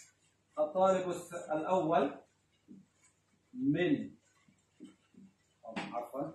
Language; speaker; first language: Arabic; non-native, fluent; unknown